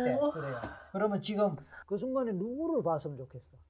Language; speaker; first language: Korean; native; Korean